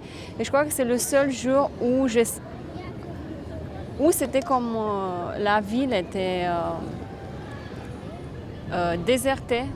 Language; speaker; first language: French; non-native, fluent; Romanian